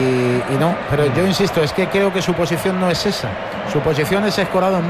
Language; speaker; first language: Spanish; native; Spanish